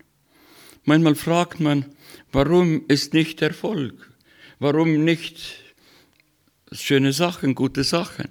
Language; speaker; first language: German; non-native, learner; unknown